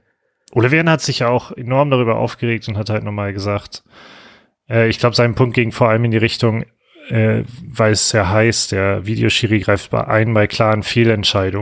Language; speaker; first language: German; native; German